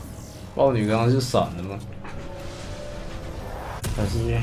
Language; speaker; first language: Chinese; native; Chinese